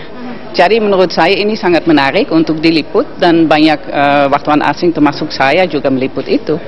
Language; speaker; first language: Indonesian; non-native, fluent; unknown